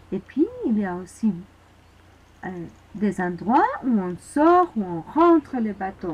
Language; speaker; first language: French; non-native, fluent; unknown